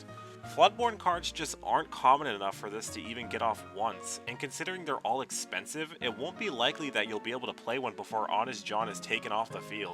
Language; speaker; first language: English; native; English